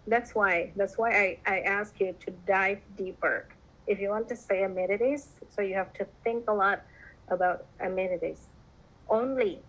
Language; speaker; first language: English; non-native, fluent; Indonesian